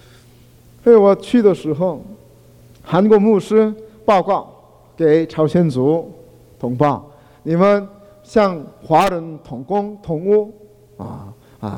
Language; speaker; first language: Chinese; non-native, fluent; Korean